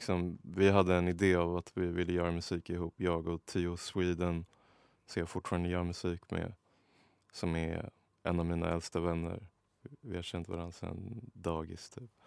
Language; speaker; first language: Swedish; native; Swedish